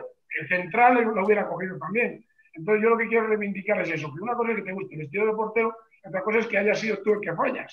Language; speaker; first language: Spanish; native; Spanish